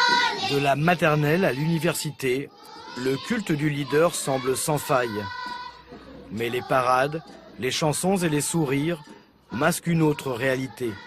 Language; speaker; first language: French; native; French